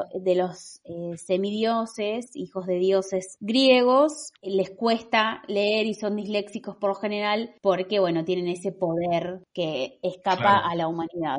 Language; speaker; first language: Spanish; native; Spanish